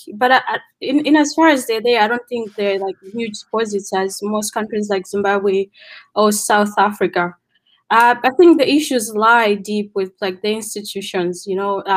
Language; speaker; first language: English; non-native, local second language; Nyanja